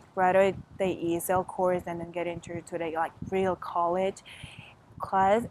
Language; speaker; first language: English; non-native, fluent; Mongolian